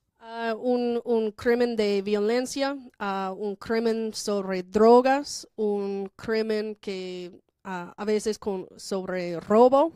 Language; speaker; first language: Spanish; non-native, fluent; English